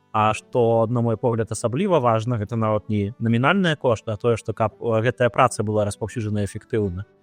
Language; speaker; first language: Belarusian; non-native, local second language; Russian